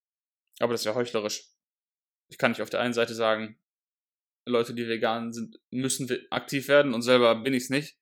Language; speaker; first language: German; native; German